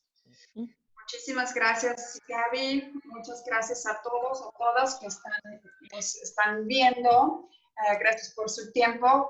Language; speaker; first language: Spanish; non-native, fluent; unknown